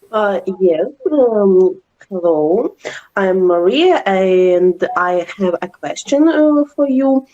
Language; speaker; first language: English; non-native, learner; Ukrainian